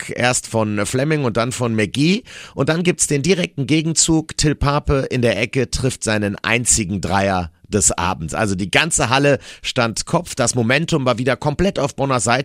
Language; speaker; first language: German; native; German